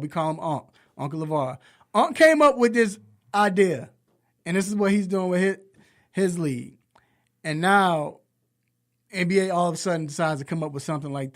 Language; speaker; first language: English; native; English